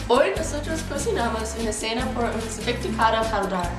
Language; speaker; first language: Spanish; non-native, learner; English